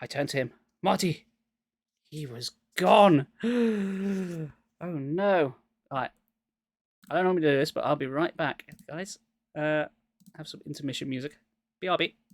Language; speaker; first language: English; native; English